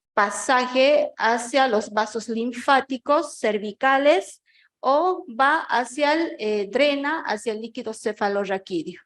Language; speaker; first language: Spanish; native; Spanish